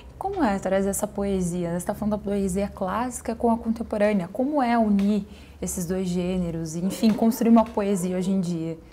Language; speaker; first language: Portuguese; native; Portuguese